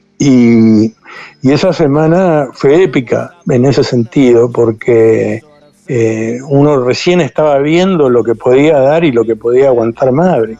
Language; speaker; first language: Spanish; native; Spanish